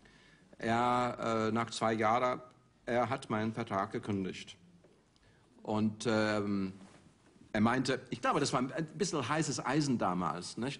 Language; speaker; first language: German; non-native, fluent; English